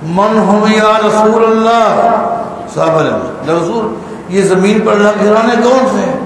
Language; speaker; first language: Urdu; native; Urdu